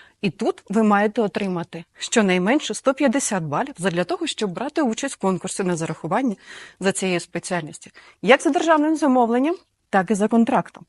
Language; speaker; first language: Ukrainian; native; Ukrainian